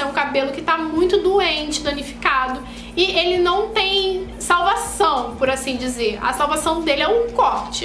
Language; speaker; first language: Portuguese; native; Portuguese